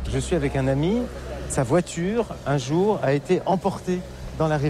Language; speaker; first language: French; native; French